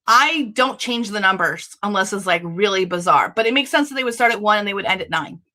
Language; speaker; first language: English; native; English